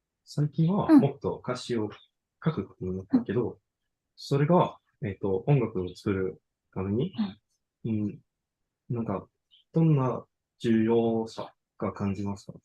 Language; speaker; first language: Japanese; non-native, learner; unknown